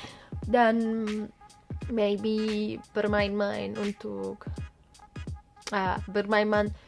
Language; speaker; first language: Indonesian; non-native, learner; Turkish